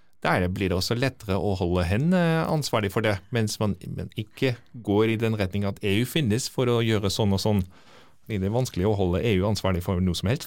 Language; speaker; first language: Norwegian; non-native, fluent; Dutch